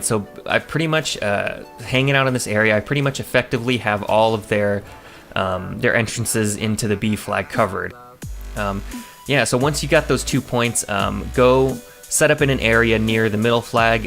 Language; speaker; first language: English; native; English